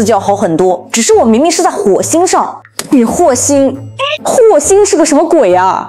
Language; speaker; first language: Chinese; native; Chinese